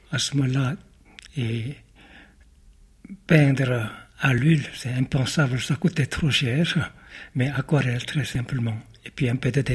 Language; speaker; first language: French; non-native, fluent; Korean